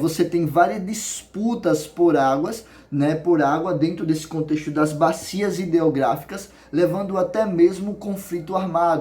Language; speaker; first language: Portuguese; native; Portuguese